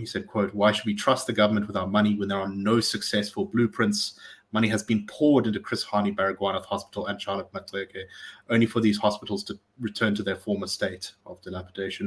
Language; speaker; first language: English; native; English